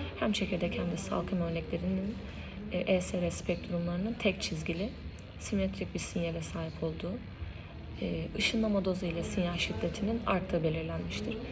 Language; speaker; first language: Turkish; native; Turkish